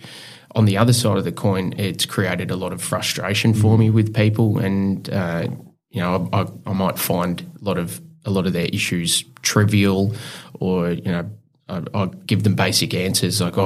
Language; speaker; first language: English; native; English